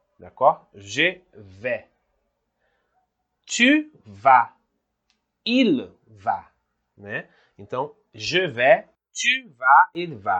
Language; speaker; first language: French; non-native, learner; Portuguese